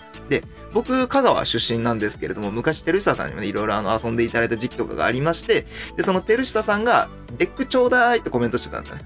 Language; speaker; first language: Japanese; native; Japanese